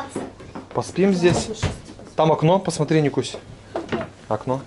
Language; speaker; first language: Russian; native; Russian